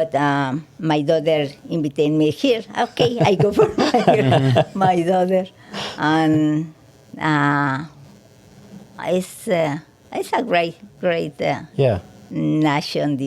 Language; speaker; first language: English; non-native, learner; Spanish